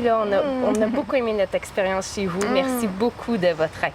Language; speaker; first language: French; native; French